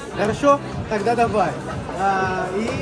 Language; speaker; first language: Russian; non-native, learner; Portuguese